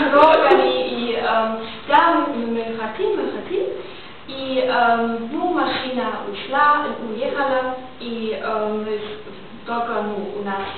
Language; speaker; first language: Russian; non-native, fluent; German